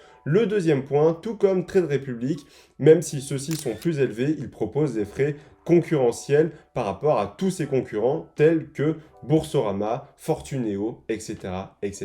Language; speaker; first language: French; native; French